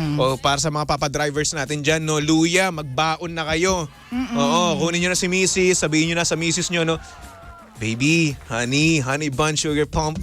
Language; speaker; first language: Filipino; native; Filipino